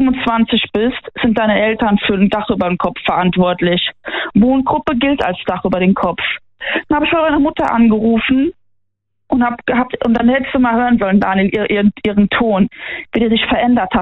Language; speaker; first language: German; native; German